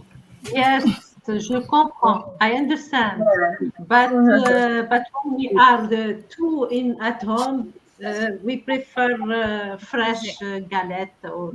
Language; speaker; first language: English; non-native, learner; French